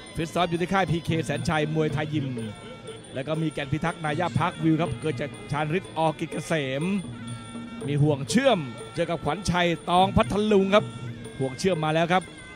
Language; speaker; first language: Thai; native; Thai